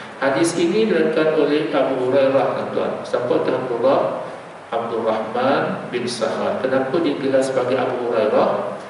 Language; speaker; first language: Malay; native; Malay